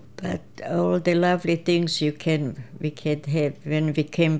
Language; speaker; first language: English; non-native, fluent; Croatian